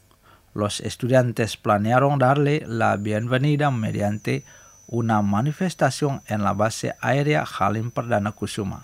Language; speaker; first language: Spanish; non-native, fluent; Indonesian